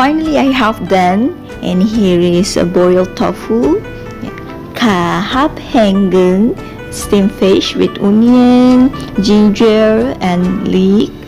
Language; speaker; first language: English; non-native, fluent; Indonesian